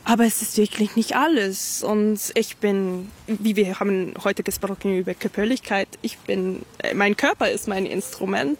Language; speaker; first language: German; non-native, fluent; English